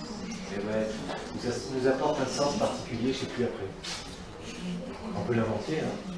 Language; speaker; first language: French; native; French